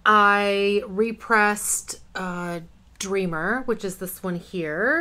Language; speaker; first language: English; native; English